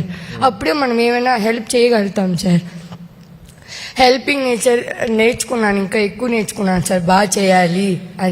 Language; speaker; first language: Telugu; native; Telugu